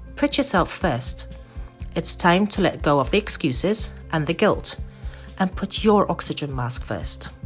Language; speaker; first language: English; non-native, fluent; Maltese